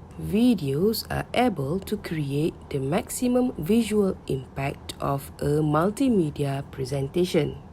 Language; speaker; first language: English; non-native, local second language; Malay